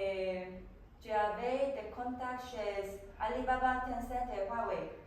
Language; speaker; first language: French; non-native, learner; Korean